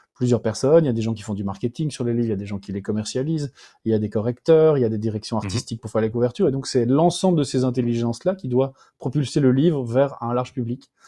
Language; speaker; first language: French; native; French